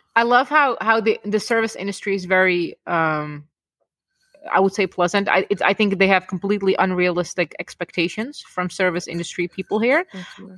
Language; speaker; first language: English; non-native, fluent; Czech